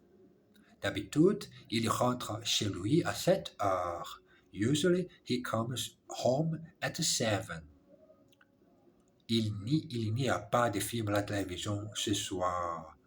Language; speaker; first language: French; non-native, learner; English